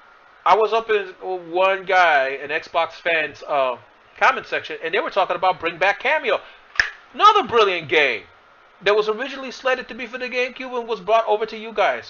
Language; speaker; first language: English; native; English